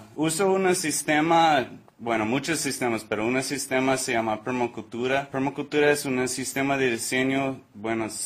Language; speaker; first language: Spanish; non-native, learner; English